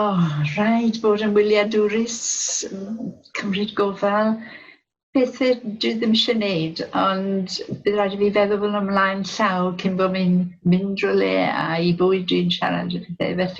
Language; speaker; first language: Welsh; non-native, local second language; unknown